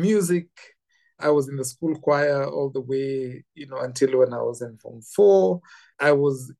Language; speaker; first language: English; non-native, local second language; Kikuyu